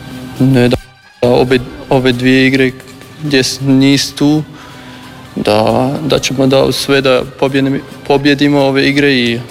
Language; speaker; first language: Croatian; early bilingual, heritage; German